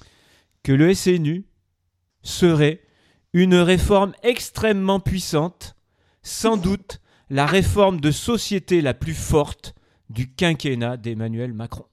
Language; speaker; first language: French; native; French